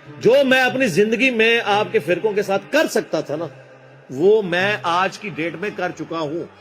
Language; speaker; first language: Urdu; non-native, local second language; Punjabi